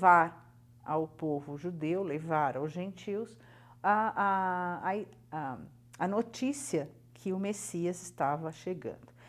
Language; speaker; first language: Portuguese; native; Portuguese